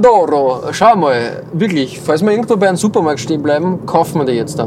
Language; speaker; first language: German; native; German